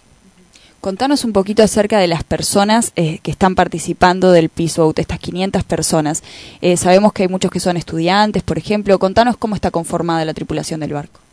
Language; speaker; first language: Spanish; native; Spanish